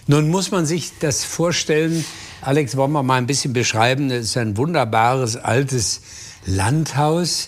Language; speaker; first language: German; native; German